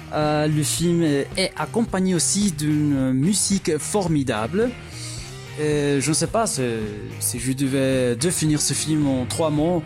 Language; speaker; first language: French; non-native, fluent; Spanish